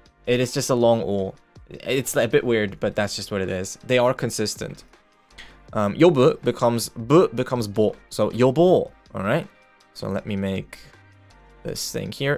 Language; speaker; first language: English; non-native, fluent; Swiss German